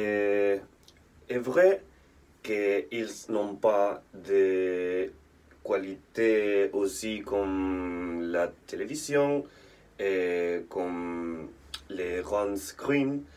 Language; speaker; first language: French; non-native, learner; Spanish